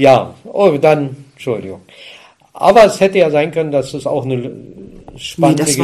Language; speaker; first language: German; native; German